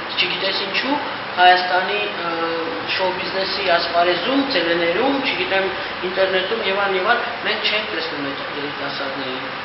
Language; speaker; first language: Armenian; native; Armenian